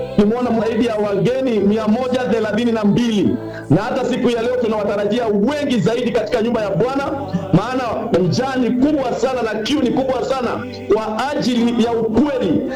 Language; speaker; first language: Swahili; non-native, local second language; Kikuyu